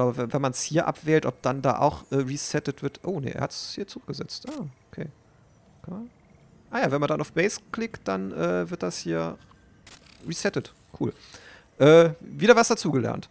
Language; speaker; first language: German; native; German